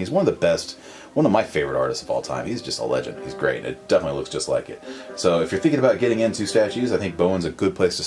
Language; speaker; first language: English; native; English